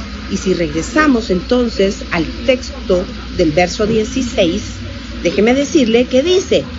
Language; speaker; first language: Spanish; native; Spanish